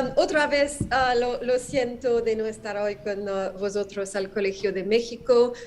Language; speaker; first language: Spanish; non-native, learner; French